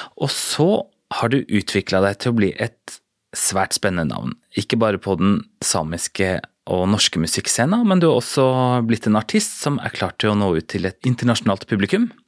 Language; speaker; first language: Norwegian; native; Norwegian